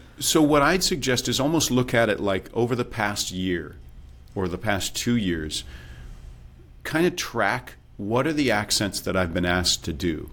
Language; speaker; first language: English; native; English